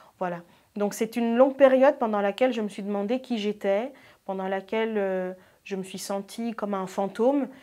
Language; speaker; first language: French; non-native, local second language; Ngazidja Comorian